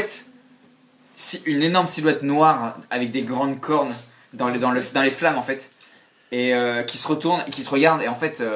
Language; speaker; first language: French; native; French